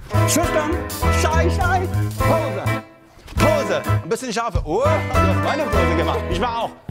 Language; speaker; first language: German; non-native, fluent; French